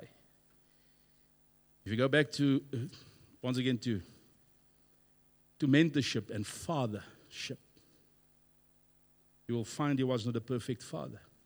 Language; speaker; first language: English; non-native, local second language; Afrikaans